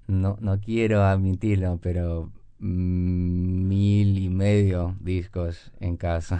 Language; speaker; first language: Spanish; non-native, learner; English